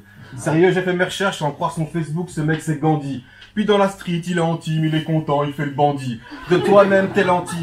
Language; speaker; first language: French; early bilingual, other home language; Turkish